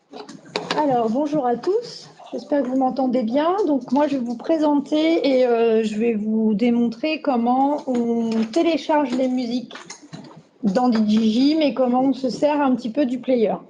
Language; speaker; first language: French; native; French